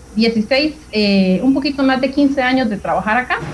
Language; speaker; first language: Spanish; native; Spanish